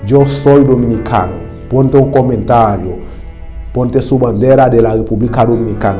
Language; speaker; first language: Spanish; non-native, learner; Haitian Creole